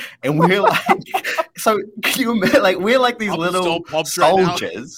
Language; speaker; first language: English; native; English